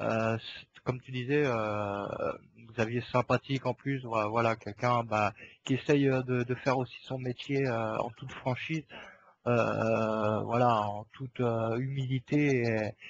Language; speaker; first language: French; native; French